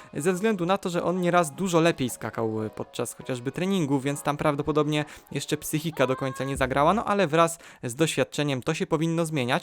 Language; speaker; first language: Polish; native; Polish